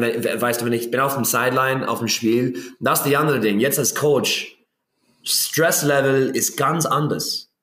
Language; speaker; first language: German; non-native, learner; English